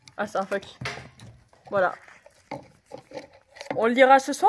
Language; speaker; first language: French; native; French